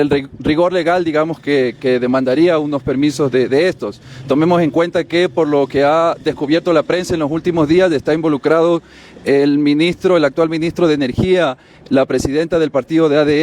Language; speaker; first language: Spanish; native; Spanish